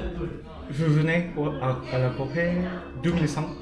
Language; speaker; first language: French; non-native, learner; Korean